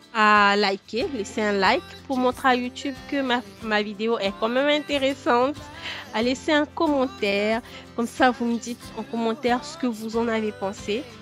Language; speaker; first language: French; non-native, local second language; Lingala